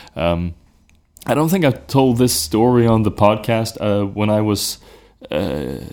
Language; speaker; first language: English; non-native, fluent; Swedish